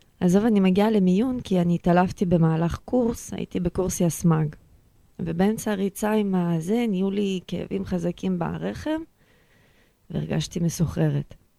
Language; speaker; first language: Hebrew; early bilingual, other home language; Russian